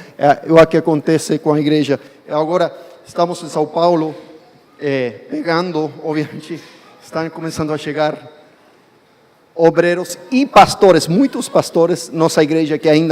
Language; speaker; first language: Portuguese; non-native, fluent; English